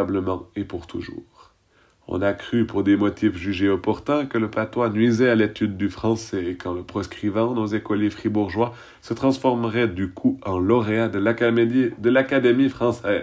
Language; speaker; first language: French; native; French